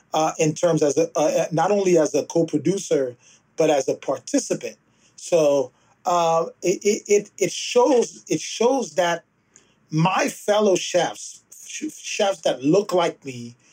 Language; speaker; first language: English; early bilingual, other home language; Haitian Creole